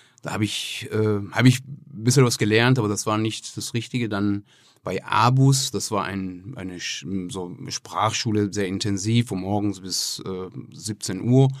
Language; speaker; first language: German; non-native, fluent; Persian